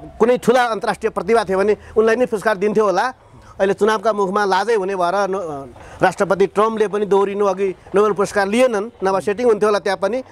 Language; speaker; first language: Nepali; native; Nepali